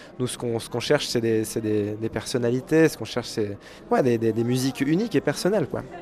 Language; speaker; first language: French; native; French